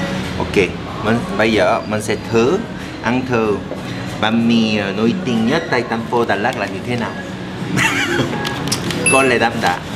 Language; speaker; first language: Vietnamese; non-native, learner; Korean